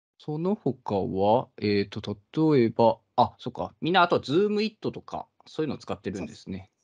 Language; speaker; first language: Japanese; native; Japanese